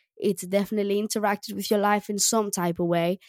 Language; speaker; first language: English; non-native, fluent; Greek